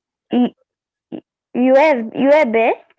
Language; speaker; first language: Spanish; non-native, learner; French